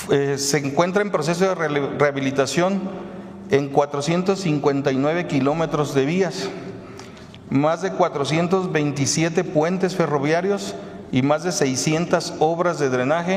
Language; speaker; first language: Spanish; native; Spanish